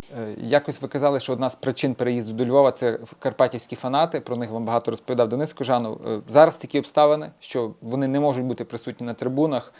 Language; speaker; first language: Ukrainian; native; Ukrainian